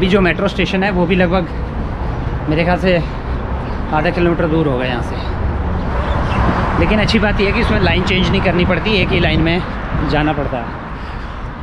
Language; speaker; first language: Hindi; native; Hindi